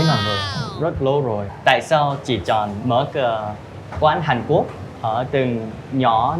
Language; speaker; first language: Vietnamese; non-native, learner; Korean